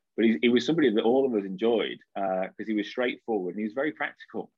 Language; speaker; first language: English; native; English